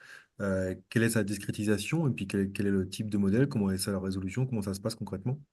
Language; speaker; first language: French; native; French